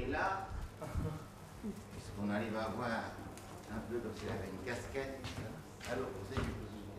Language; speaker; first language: French; native; French